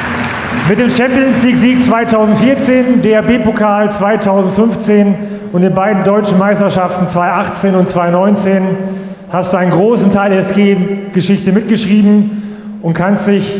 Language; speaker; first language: German; native; German